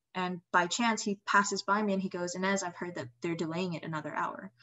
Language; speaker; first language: English; non-native, fluent; Indonesian